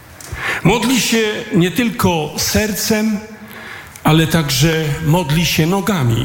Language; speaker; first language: Polish; native; Polish